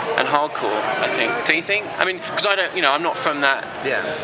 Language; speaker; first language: English; native; English